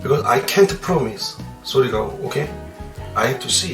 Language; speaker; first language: English; non-native, learner; Korean